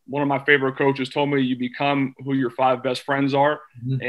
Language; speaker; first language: English; native; English